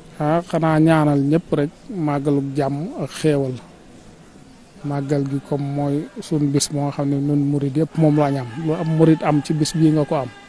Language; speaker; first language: Wolof; native; Wolof